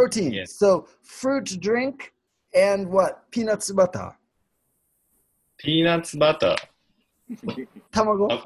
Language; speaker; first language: English; non-native, fluent; Swedish